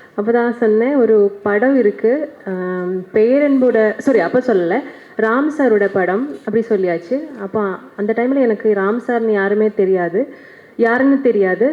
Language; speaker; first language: Tamil; non-native, learner; Malayalam